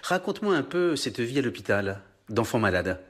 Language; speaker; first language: French; native; French